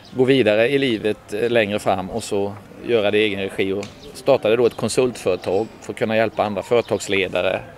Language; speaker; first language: Swedish; native; Swedish